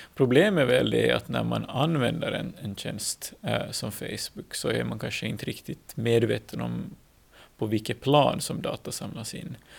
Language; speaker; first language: Swedish; native; Swedish